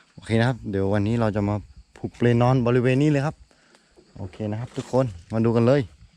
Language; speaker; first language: Thai; non-native, local second language; Karen languages